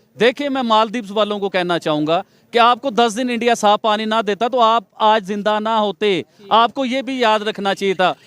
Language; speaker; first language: Urdu; non-native, local second language; Punjabi